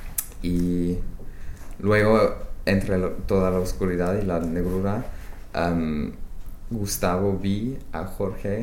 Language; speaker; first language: Spanish; non-native, learner; English